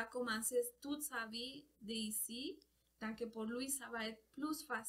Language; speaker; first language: French; non-native, learner; Spanish